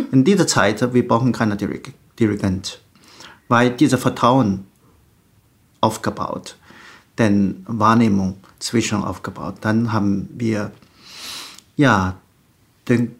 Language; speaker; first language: German; non-native, learner; Chinese